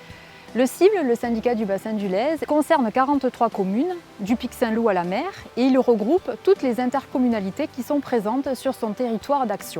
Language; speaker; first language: French; native; French